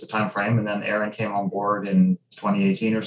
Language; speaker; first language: English; native; English